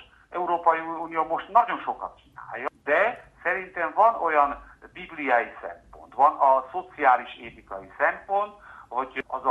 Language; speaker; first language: Hungarian; early bilingual, heritage; Hungarian